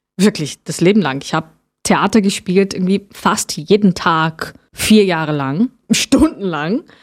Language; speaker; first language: German; non-native, fluent; Portuguese